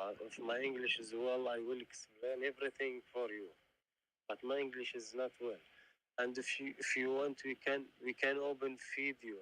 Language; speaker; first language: English; non-native, learner; Arabic